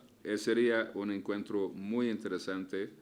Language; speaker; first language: Spanish; non-native, fluent; Arabic